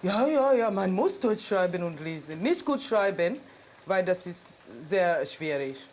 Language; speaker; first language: German; non-native, learner; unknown